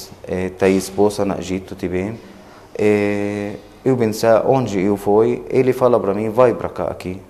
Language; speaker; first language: Portuguese; non-native, learner; Arabic